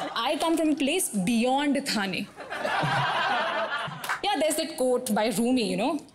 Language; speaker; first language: English; non-native, local second language; Hindi